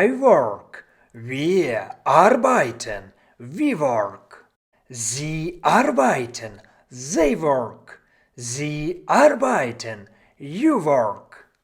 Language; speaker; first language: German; non-native, fluent; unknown